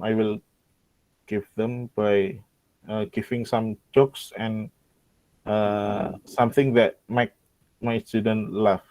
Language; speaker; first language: English; non-native, local second language; Indonesian